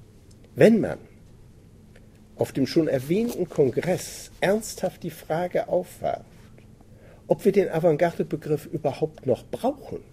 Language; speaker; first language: German; native; German